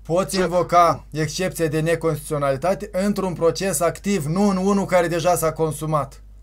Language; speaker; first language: Romanian; native; Romanian